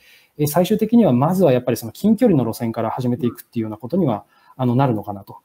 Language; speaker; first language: Japanese; native; Japanese